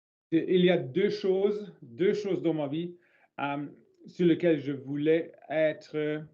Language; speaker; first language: French; non-native, learner; English